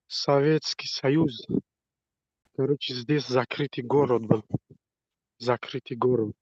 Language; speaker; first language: Russian; non-native, learner; Tajik